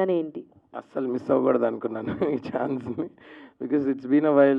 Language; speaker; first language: Telugu; native; Telugu